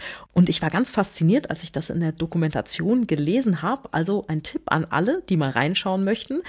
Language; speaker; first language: German; native; German